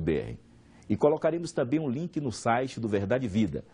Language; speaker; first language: Portuguese; native; Portuguese